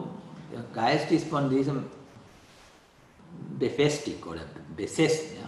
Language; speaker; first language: German; non-native, learner; Sinhala